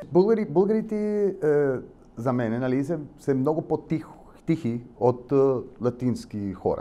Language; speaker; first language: Bulgarian; non-native, learner; Spanish